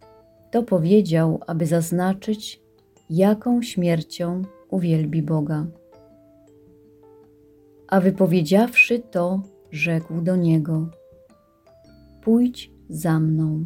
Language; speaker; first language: Polish; native; Polish